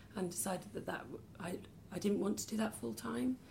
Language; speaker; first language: English; native; English